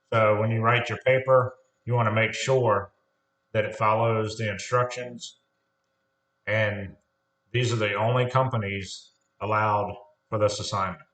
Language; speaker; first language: English; native; English